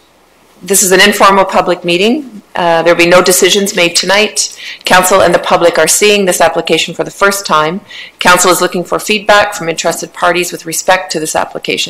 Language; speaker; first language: English; native; English